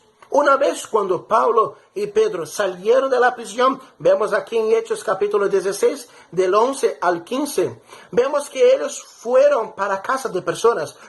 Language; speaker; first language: Spanish; non-native, fluent; Portuguese